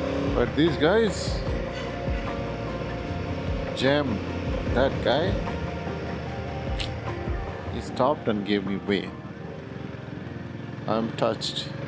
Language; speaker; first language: English; non-native, local second language; Malayalam